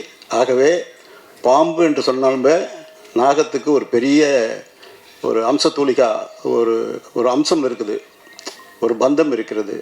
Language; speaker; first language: Tamil; native; Tamil